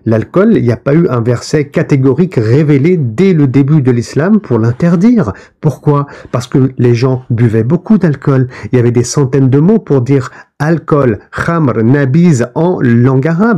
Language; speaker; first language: French; native; French